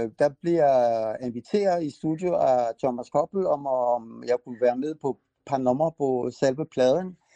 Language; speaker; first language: Danish; non-native, fluent; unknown